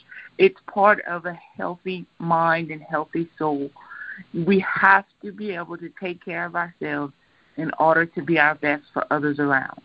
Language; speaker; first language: English; native; English